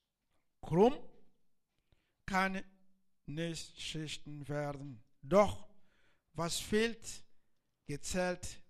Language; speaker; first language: German; non-native, learner; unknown